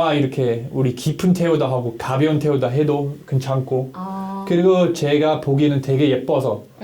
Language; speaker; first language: Korean; non-native, learner; English